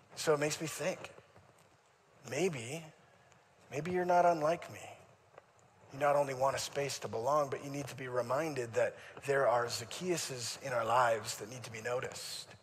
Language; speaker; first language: English; native; English